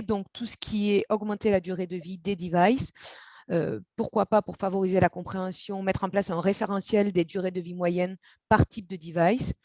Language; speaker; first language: French; native; French